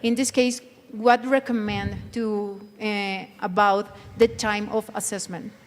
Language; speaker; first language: English; non-native, learner; Spanish